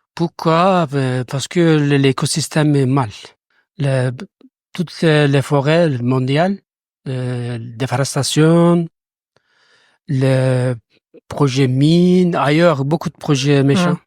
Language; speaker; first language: French; non-native, learner; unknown